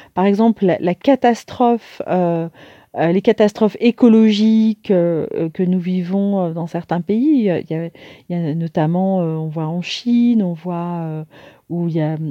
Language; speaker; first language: French; native; French